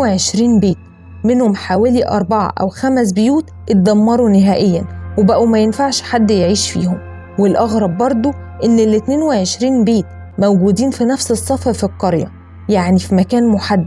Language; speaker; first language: Arabic; native; Arabic